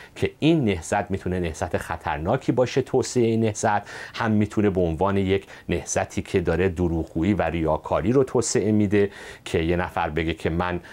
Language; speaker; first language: Persian; native; Persian